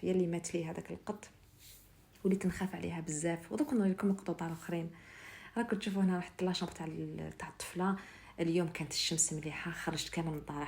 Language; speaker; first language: Arabic; native; Arabic